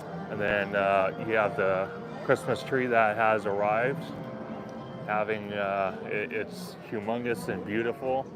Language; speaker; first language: English; native; English